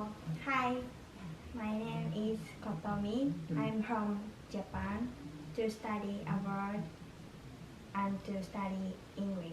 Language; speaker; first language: English; non-native, learner; Japanese